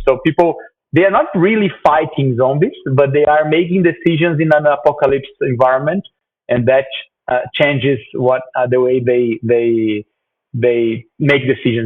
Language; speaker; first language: English; non-native, fluent; Portuguese